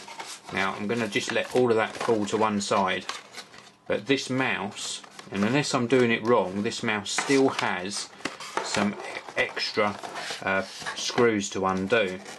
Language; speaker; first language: English; native; English